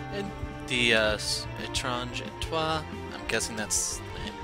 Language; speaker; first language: English; native; English